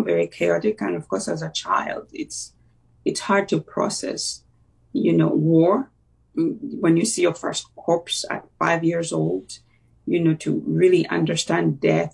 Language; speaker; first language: English; non-native, local second language; Ganda